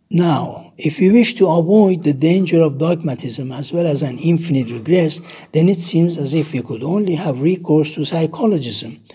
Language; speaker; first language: English; non-native, fluent; Persian